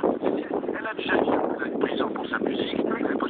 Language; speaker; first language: French; native; French